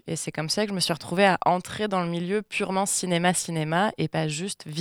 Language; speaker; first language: French; native; French